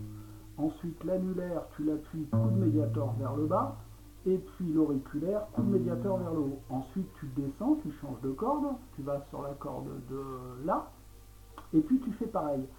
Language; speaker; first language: French; native; French